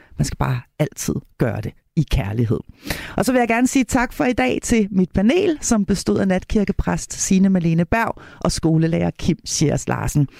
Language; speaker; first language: Danish; native; Danish